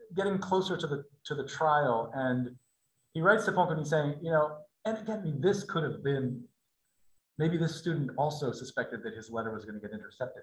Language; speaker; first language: English; native; English